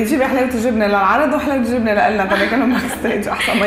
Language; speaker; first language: Arabic; native; Arabic